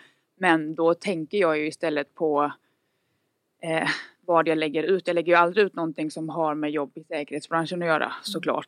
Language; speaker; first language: Swedish; native; Swedish